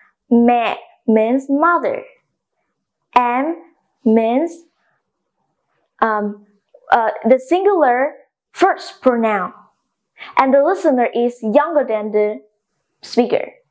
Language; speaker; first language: English; non-native, fluent; Vietnamese